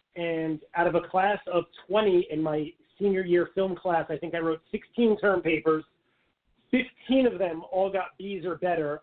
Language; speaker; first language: English; native; English